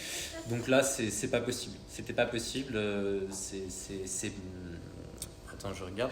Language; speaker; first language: French; native; French